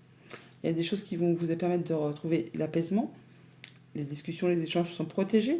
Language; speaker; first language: French; native; French